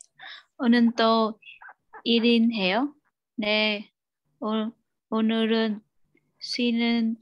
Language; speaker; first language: Korean; non-native, learner; Vietnamese